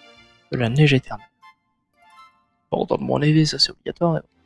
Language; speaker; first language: French; native; French